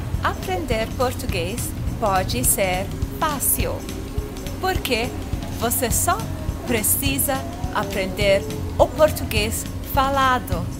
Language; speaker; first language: Portuguese; non-native, fluent; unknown